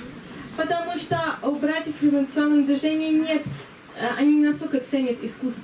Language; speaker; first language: Russian; native; Russian